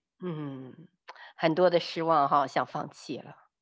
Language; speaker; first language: Chinese; native; Chinese